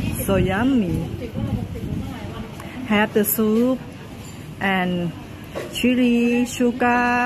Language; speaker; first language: English; non-native, learner; Thai